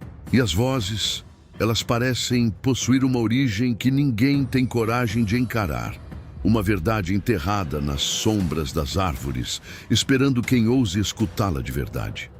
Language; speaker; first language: Portuguese; native; Portuguese